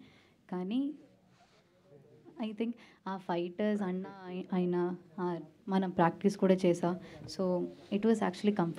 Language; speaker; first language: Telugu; non-native, learner; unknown